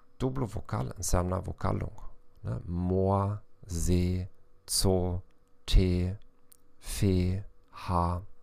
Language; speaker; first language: Romanian; non-native, fluent; German